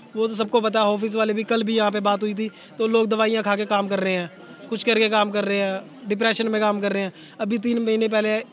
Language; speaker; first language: Hindi; native; Hindi